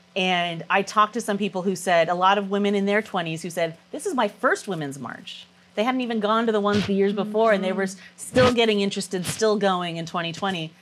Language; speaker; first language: English; native; English